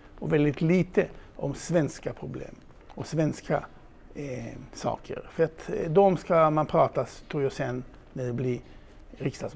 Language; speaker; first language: Swedish; non-native, fluent; Hebrew